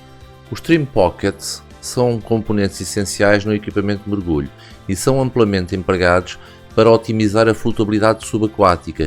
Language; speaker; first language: Portuguese; native; Portuguese